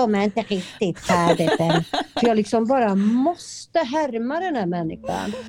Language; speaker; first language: Swedish; native; Swedish